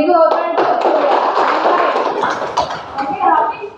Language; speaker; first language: English; non-native, fluent; Indonesian